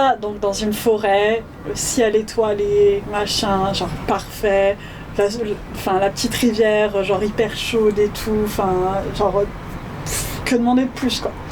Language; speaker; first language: French; native; French